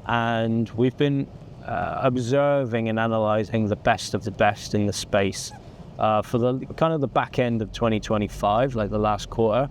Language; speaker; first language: English; native; English